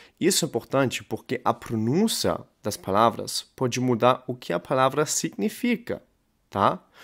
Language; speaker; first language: Portuguese; non-native, fluent; German